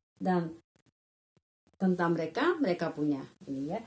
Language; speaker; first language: Indonesian; non-native, fluent; Russian